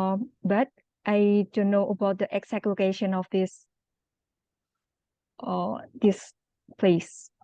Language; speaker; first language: English; non-native, local second language; Indonesian